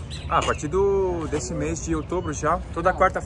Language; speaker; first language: Portuguese; native; Portuguese